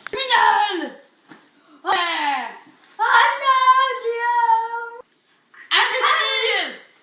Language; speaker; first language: French; non-native, learner; English